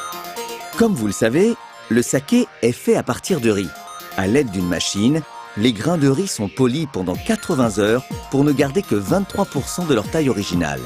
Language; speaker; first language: French; native; French